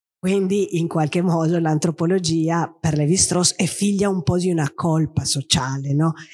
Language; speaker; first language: Italian; non-native, fluent; Spanish